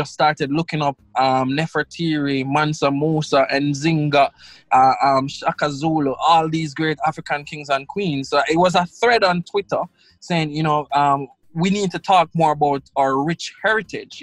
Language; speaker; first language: English; non-native, local second language; Krio